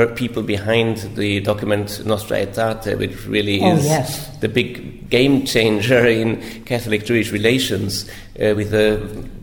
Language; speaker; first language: English; non-native, fluent; German